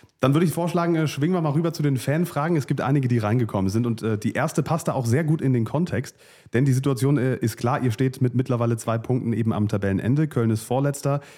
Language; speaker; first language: German; native; German